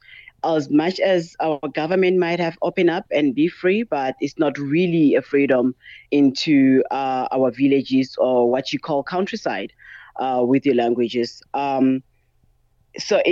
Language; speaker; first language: English; non-native, local second language; Tsonga